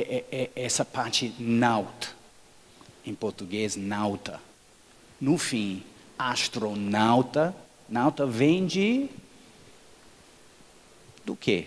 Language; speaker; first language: Portuguese; non-native, fluent; English